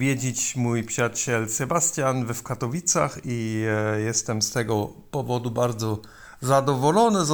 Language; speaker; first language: Polish; non-native, learner; German